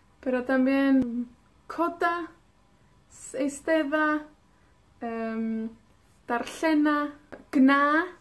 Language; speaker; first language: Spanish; non-native, fluent; Welsh